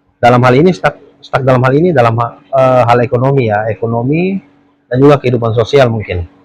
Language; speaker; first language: Indonesian; native; Indonesian